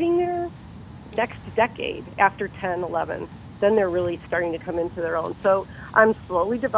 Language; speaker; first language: English; native; English